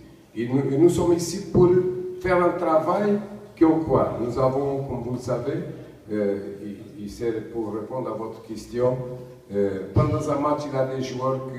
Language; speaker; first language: French; non-native, learner; Portuguese